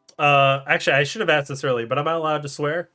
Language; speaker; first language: English; native; English